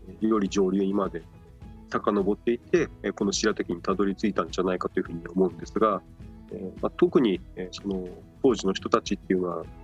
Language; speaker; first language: Japanese; native; Japanese